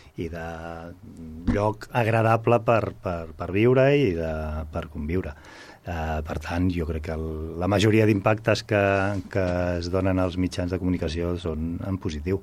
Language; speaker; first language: Catalan; native; Catalan